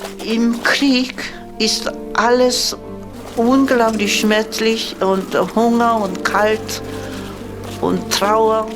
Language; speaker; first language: German; non-native, fluent; Korean